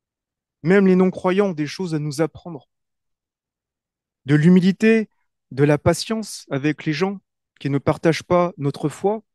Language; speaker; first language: French; native; French